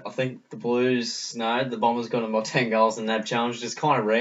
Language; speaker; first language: English; native; English